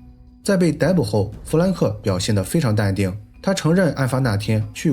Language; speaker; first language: Chinese; native; Chinese